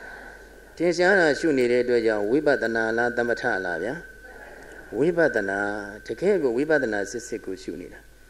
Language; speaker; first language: Burmese; native; Burmese